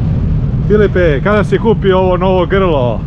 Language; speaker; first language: Croatian; native; Croatian